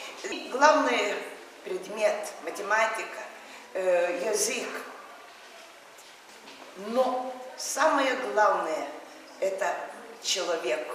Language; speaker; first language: Russian; non-native, local second language; Lithuanian